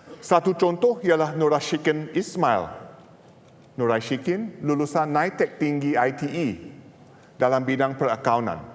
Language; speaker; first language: Malay; non-native, local second language; English